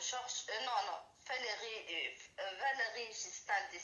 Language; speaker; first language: French; non-native, learner; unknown